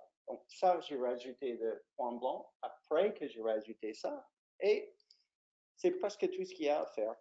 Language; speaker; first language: French; non-native, fluent; English